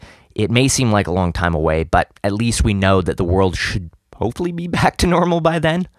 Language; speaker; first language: English; native; English